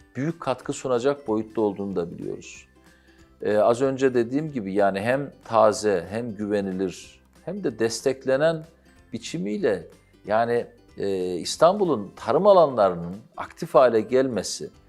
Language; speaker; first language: Turkish; native; Turkish